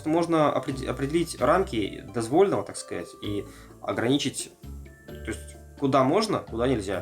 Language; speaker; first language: Russian; native; Russian